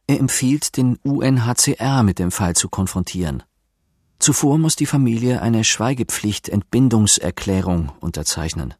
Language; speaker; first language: German; native; German